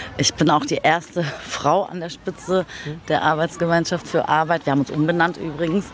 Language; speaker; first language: German; early bilingual, other home language; Turkish